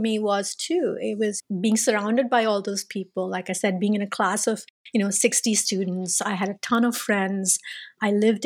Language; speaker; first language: English; non-native, local second language; Tamil